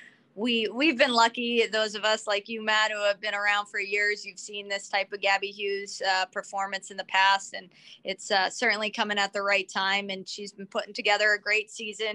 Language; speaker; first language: English; native; English